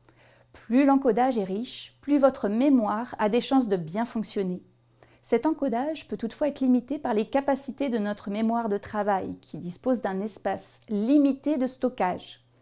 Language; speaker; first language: French; native; French